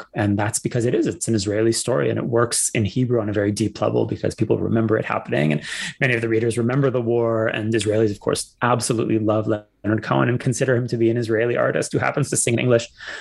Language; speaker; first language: English; native; English